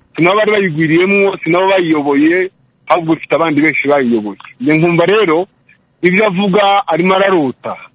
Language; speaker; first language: Kinyarwanda; native; Kinyarwanda